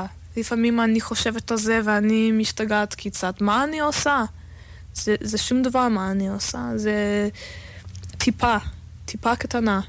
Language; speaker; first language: Hebrew; non-native, fluent; English